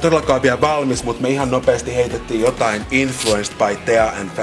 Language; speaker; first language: Finnish; native; Finnish